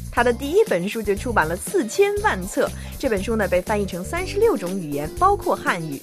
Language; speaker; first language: Chinese; native; Chinese